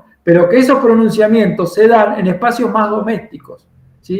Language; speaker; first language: Spanish; native; Spanish